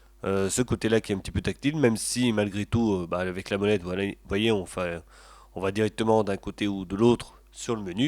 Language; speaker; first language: French; native; French